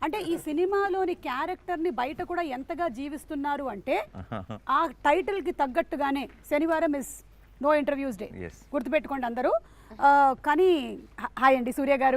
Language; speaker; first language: Telugu; native; Telugu